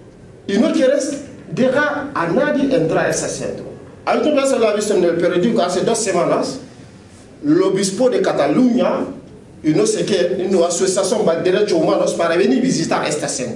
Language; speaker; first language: Spanish; non-native, learner; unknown